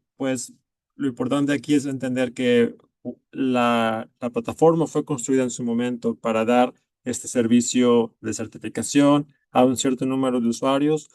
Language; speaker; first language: Spanish; native; Spanish